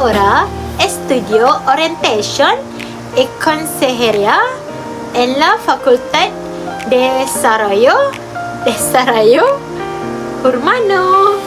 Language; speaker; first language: Spanish; non-native, learner; Malay